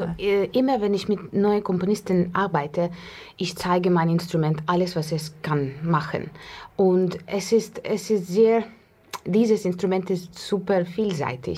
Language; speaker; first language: German; non-native, fluent; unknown